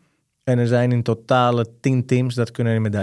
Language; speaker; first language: Dutch; non-native, fluent; Greek